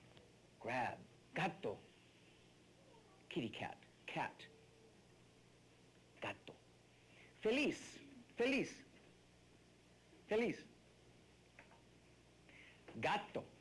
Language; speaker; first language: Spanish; non-native, fluent; English